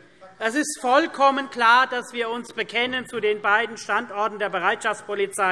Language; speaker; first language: German; native; German